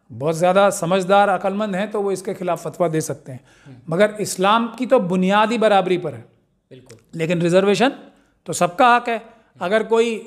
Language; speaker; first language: Hindi; native; Hindi